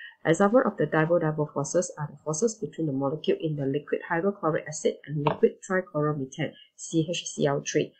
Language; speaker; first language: English; non-native, local second language; Chinese